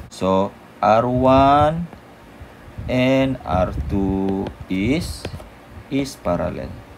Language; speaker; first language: English; non-native, local second language; Malay